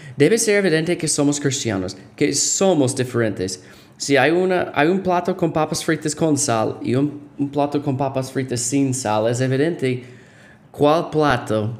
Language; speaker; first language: Spanish; non-native, fluent; English